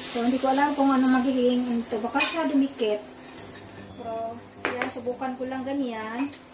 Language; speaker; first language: Filipino; non-native, local second language; Cebuano